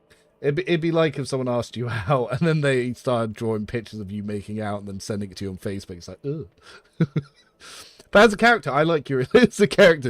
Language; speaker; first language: English; native; English